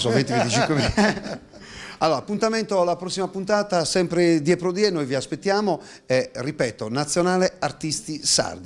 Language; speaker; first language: Italian; native; Italian